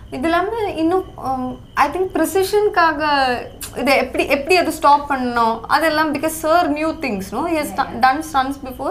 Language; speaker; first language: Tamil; non-native, local second language; Malayalam